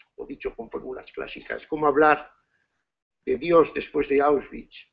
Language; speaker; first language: Spanish; native; Spanish